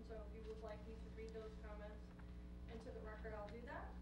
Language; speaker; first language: English; native; English